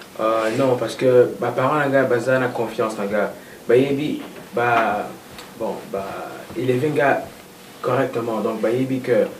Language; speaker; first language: Lingala; early bilingual, heritage; Lingala